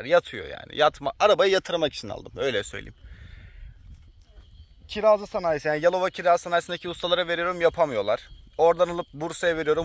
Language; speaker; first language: Turkish; native; Turkish